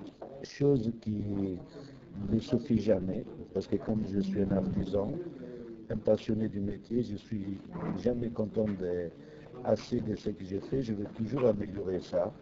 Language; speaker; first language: French; non-native, fluent; Italian